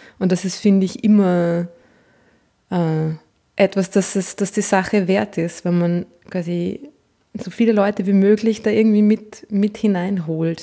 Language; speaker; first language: German; native; German